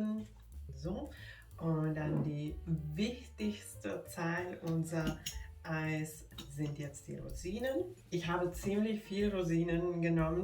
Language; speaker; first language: German; non-native, fluent; Finnish